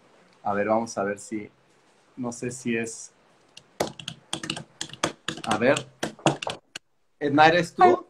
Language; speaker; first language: Spanish; native; Spanish